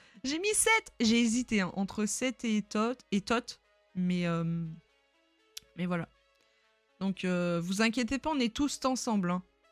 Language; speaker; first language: French; native; French